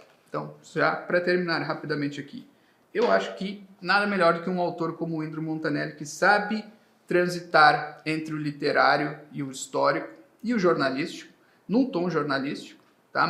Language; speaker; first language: Portuguese; native; Portuguese